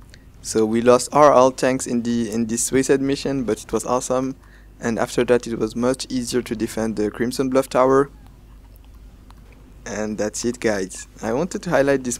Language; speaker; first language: English; non-native, fluent; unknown